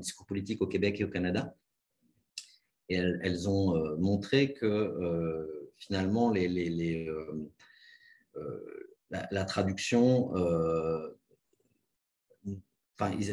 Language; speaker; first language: French; native; French